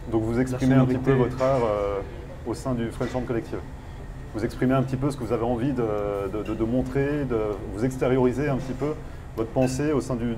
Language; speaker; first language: French; native; French